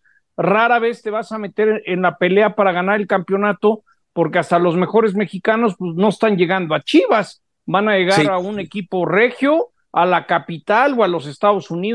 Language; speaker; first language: Spanish; native; Spanish